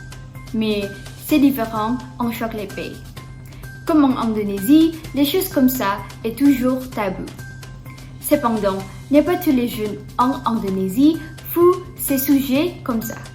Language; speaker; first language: French; non-native, learner; Indonesian